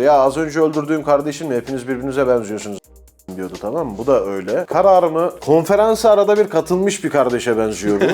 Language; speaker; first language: Turkish; native; Turkish